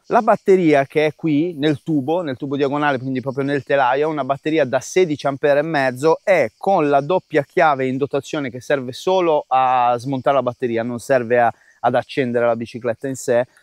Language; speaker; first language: Italian; native; Italian